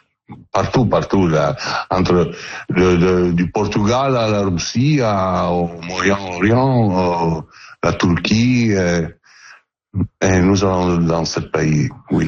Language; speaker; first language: French; non-native, learner; Italian